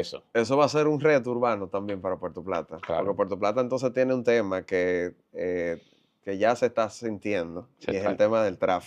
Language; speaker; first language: Spanish; native; Spanish